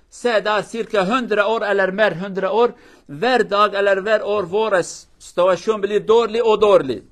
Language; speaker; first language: Norwegian; non-native, fluent; Kurdish